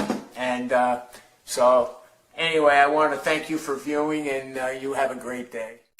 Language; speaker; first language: English; native; English